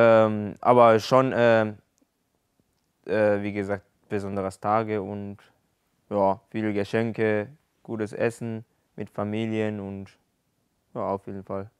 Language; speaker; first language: German; non-native, learner; Japanese